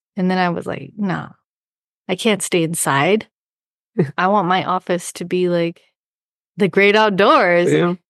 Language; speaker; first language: English; native; English